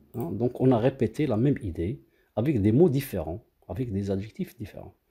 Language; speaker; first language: French; non-native, local second language; Arabic